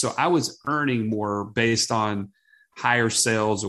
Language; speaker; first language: English; native; English